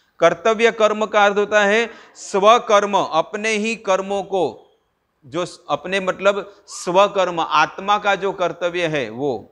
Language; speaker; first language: Hindi; non-native, local second language; Gujarati